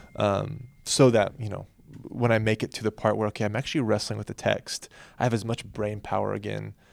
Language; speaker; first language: English; native; English